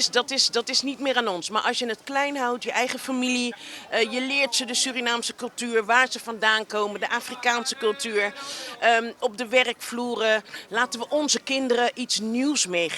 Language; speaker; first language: Dutch; native; Dutch